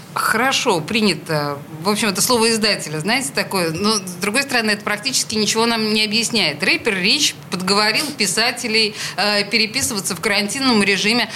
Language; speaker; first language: Russian; native; Russian